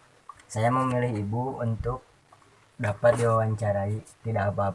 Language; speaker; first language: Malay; non-native, local second language; Sundanese